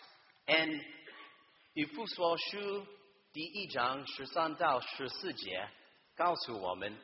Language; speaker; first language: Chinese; early bilingual, heritage; Chinese